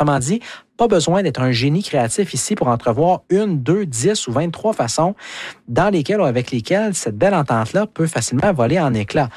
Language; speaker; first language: French; native; French